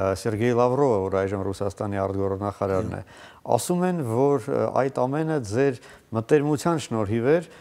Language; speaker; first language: Armenian; native; Armenian